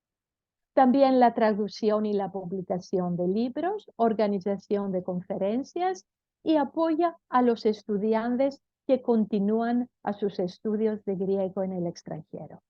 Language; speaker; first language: Spanish; non-native, fluent; Greek